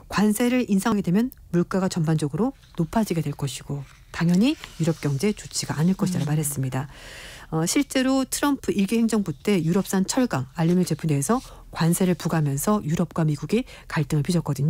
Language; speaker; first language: Korean; native; Korean